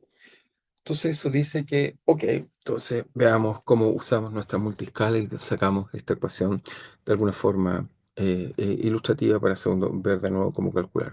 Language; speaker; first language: Spanish; native; Spanish